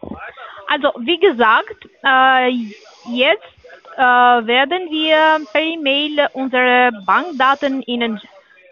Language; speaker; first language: German; non-native, learner; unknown